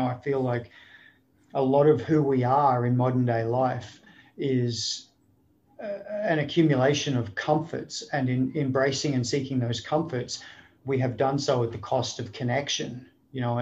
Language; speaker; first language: English; native; English